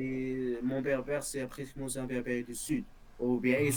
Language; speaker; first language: French; non-native, local second language; Berber languages